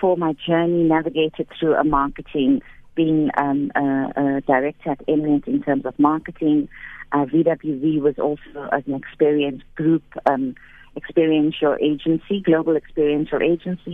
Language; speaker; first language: English; native; English